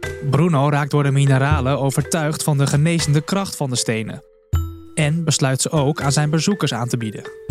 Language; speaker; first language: Dutch; native; Dutch